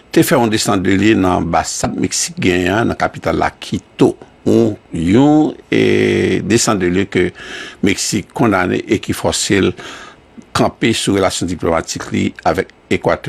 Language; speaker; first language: French; early bilingual, heritage; Haitian Creole